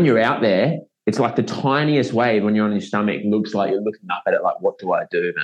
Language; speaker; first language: English; native; English